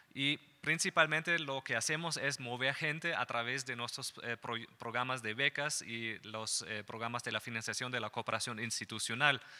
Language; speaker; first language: Spanish; non-native, fluent; German